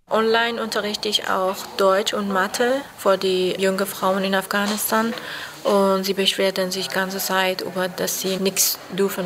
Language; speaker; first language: German; non-native, fluent; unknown